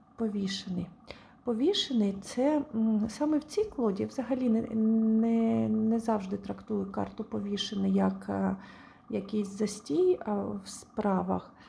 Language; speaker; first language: Ukrainian; non-native, local second language; Russian